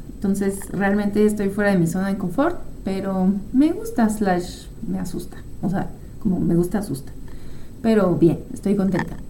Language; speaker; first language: Spanish; non-native, fluent; French